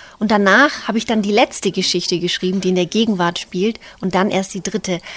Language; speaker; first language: German; native; German